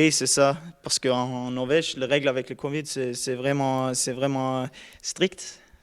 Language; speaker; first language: French; non-native, learner; Norwegian